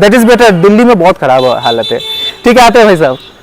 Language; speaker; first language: Hindi; non-native, local second language; Bangla